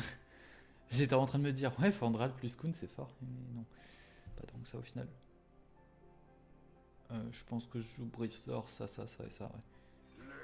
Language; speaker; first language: French; native; French